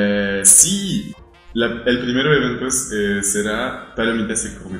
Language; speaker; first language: Spanish; non-native, fluent; French